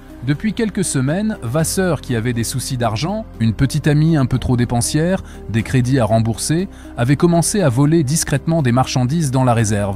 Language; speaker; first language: French; native; French